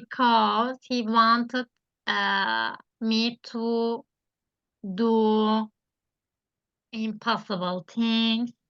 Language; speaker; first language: English; non-native, learner; Turkish